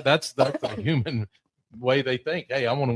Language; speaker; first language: English; native; English